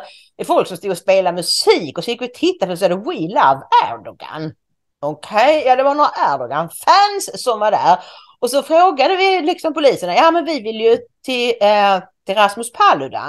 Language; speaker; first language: Swedish; native; Swedish